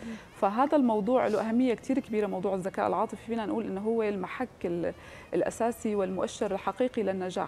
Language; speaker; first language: Arabic; native; Arabic